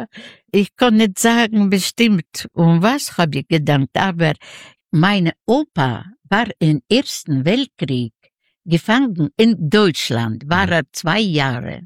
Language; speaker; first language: German; non-native, learner; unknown